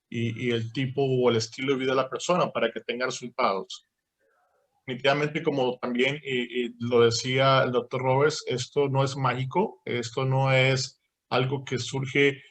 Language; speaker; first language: Spanish; native; Spanish